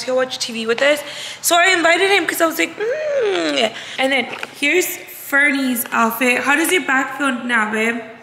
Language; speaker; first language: English; early bilingual, other home language; Spanish